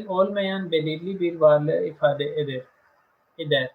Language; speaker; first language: Turkish; non-native, fluent; Urdu